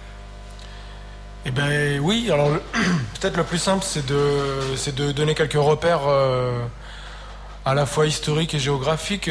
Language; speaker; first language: French; native; French